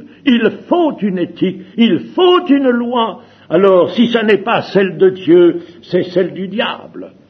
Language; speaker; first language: French; native; French